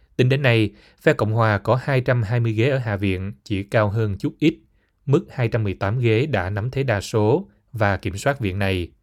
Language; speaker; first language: Vietnamese; native; Vietnamese